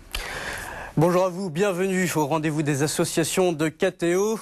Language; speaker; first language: French; native; French